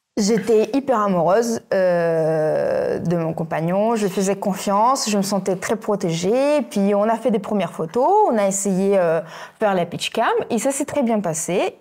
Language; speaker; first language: French; non-native, fluent; Russian